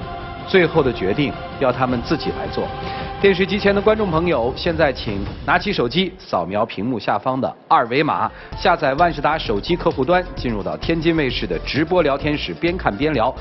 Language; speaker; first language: Chinese; native; Chinese